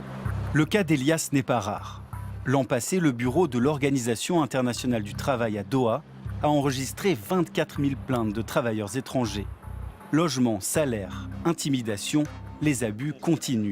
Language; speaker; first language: French; native; French